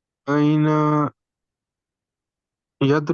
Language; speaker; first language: Arabic; non-native, learner; Urdu